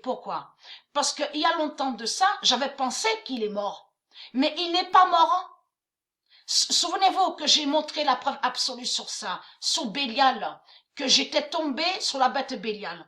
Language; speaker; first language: French; native; French